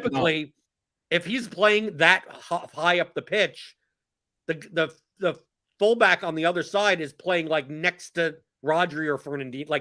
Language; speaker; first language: English; native; English